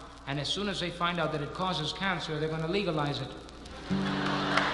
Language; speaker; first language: English; native; English